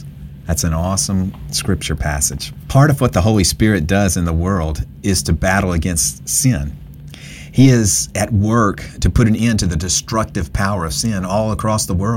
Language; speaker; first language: English; native; English